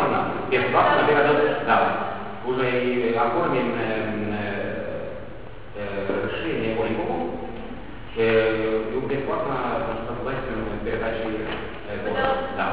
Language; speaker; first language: Russian; non-native, local second language; Estonian